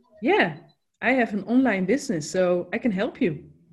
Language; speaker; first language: English; non-native, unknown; Dutch